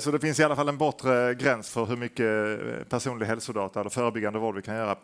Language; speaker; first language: Swedish; native; Swedish